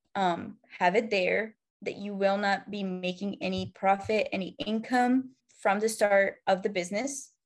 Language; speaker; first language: English; non-native, fluent; Arabic